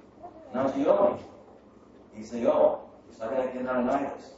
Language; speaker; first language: Japanese; non-native, fluent; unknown